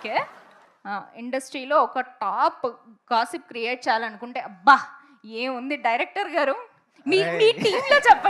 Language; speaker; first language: Telugu; native; Telugu